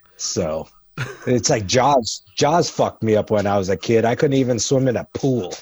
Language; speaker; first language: English; native; English